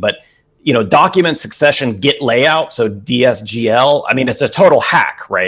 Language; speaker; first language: English; native; English